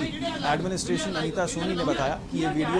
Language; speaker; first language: Hindi; native; Hindi